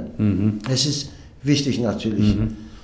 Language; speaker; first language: German; non-native, learner; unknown